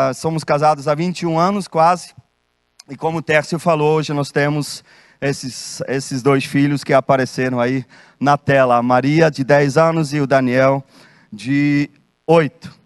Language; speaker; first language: Portuguese; non-native, fluent; German